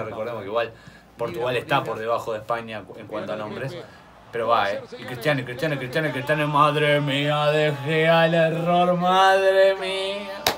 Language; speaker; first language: Spanish; native; Spanish